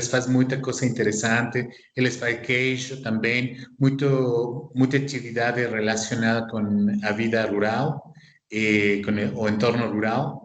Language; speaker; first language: Portuguese; non-native, fluent; Spanish